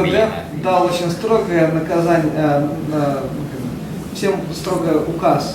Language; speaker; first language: Russian; native; Russian